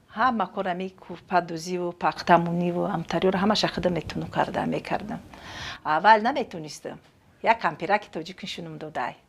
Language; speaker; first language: Tajik; non-native, fluent; Romanian